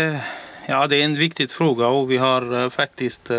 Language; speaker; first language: Swedish; non-native, learner; Arabic